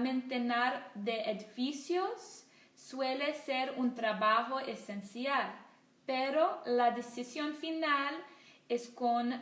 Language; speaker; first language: Spanish; non-native, learner; English